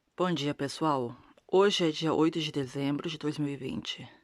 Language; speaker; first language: Portuguese; non-native, learner; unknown